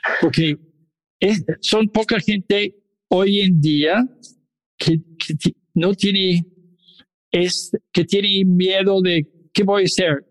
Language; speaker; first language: Spanish; non-native, fluent; English